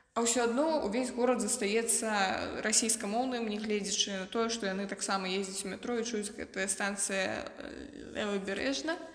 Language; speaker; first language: Belarusian; non-native, local second language; Russian